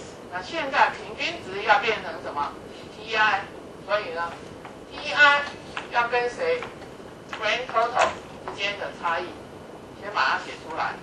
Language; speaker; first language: Chinese; native; Chinese